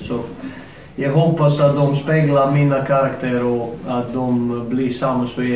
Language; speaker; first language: Swedish; non-native, fluent; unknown